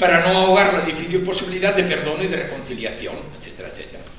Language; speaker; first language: Spanish; non-native, local second language; Catalan